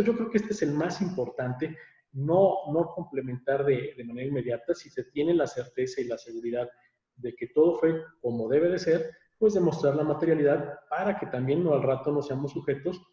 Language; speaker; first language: Spanish; native; Spanish